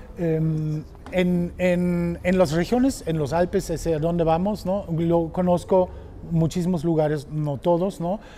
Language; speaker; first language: Spanish; non-native, fluent; German